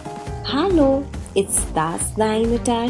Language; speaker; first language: German; non-native, fluent; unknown